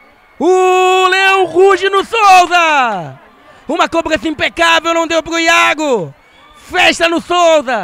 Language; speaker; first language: Portuguese; native; Portuguese